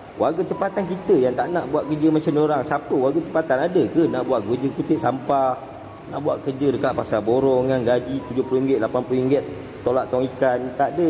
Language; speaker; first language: Malay; native; Malay